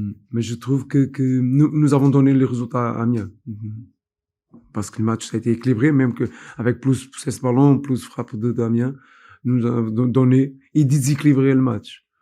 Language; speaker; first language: French; non-native, fluent; Portuguese